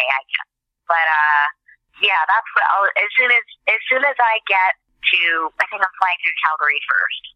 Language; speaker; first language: English; native; English